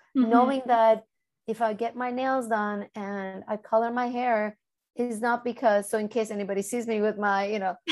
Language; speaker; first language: English; early bilingual, other home language; Turkish